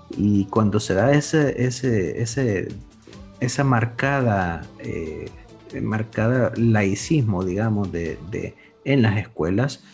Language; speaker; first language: Spanish; native; Spanish